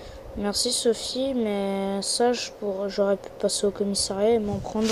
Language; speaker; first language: French; native; French